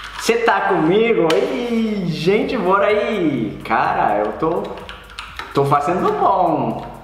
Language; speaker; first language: Portuguese; non-native, learner; English